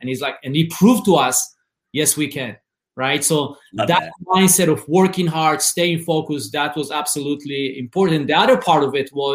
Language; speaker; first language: English; non-native, fluent; Hebrew